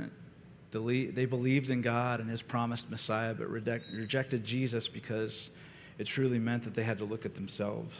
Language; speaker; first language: English; native; English